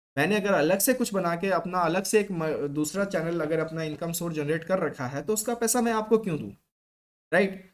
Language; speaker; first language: Hindi; native; Hindi